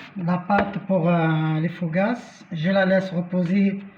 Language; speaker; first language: French; non-native, local second language; Arabic